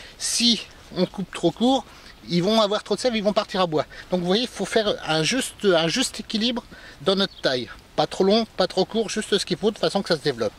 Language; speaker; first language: French; native; French